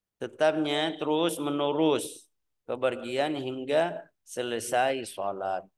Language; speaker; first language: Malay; non-native, fluent; Arabic